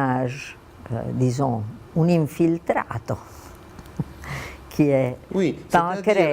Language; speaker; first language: French; non-native, fluent; Italian